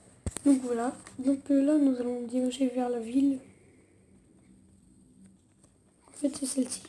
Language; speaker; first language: French; native; French